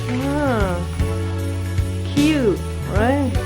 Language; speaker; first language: English; non-native, learner; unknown